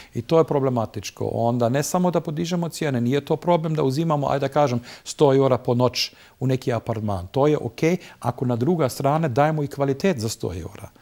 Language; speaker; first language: Bosnian; non-native, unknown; German